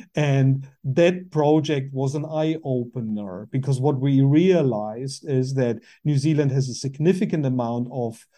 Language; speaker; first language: English; non-native, fluent; German